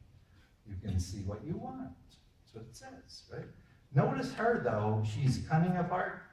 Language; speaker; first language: English; native; English